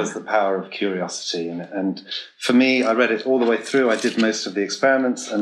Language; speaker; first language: English; native; English